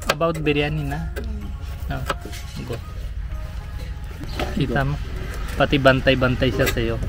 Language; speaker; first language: Filipino; non-native, learner; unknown